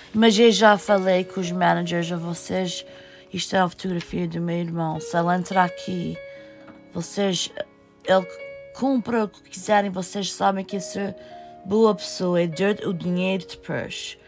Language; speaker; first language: Portuguese; early bilingual, heritage; Portuguese